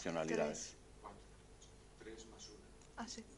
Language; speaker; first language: Spanish; non-native, fluent; Chinese